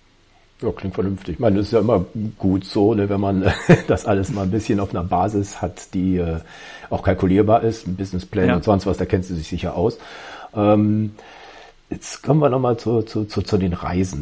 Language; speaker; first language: German; native; German